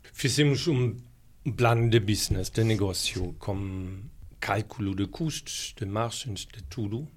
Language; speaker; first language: Portuguese; non-native, fluent; German